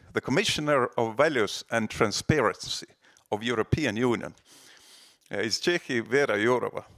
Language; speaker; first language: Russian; non-native, fluent; Estonian